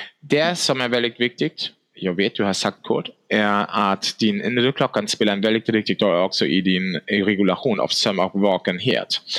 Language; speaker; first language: Swedish; non-native, fluent; German